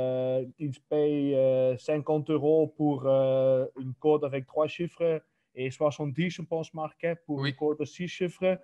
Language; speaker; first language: French; non-native, local second language; Dutch